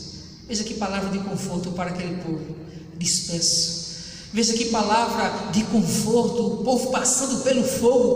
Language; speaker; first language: Portuguese; native; Portuguese